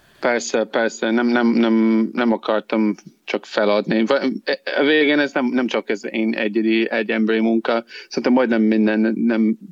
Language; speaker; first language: Hungarian; non-native, learner; English